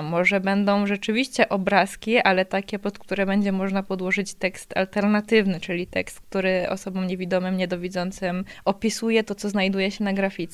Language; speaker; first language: Polish; native; Polish